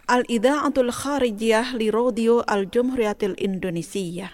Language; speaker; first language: Arabic; non-native, fluent; Indonesian